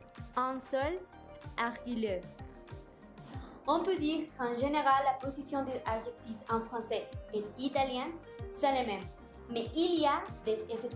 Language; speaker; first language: French; non-native, learner; Spanish